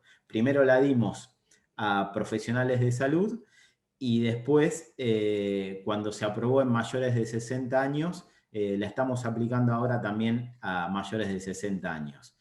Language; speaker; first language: Spanish; native; Spanish